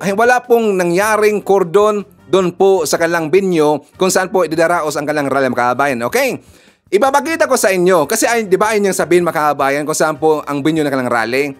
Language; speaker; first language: Filipino; non-native, local second language; Cebuano